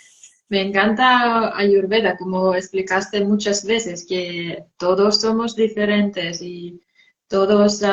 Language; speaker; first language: Spanish; non-native, fluent; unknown